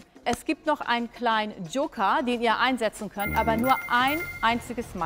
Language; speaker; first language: German; native; German